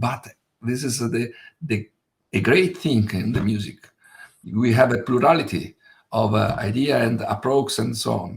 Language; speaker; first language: English; non-native, fluent; Italian